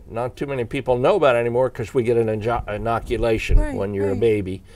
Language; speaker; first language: English; native; English